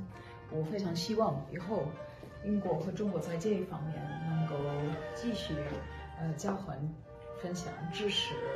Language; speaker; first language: Chinese; non-native, fluent; English